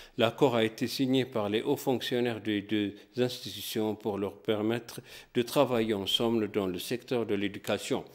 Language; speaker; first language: French; non-native, fluent; Amharic